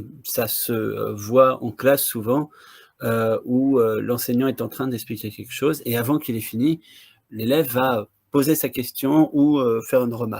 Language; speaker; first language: French; native; French